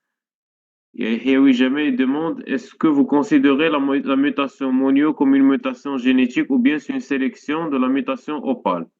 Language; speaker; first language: French; non-native, local second language; Arabic